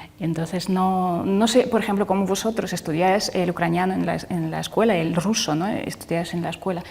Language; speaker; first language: Spanish; non-native, fluent; Russian